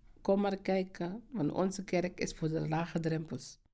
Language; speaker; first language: Dutch; non-native, fluent; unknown